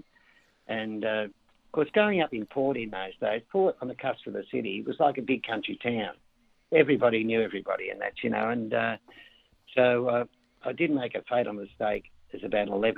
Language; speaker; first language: English; native; English